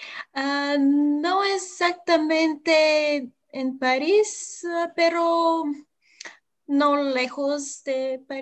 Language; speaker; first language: Spanish; non-native, learner; Bulgarian